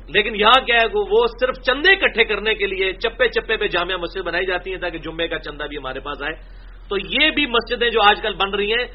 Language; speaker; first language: Urdu; non-native, local second language; Punjabi